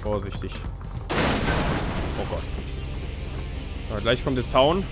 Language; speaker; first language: German; native; German